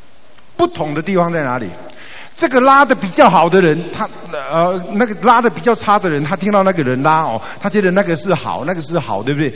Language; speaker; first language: Chinese; native; Chinese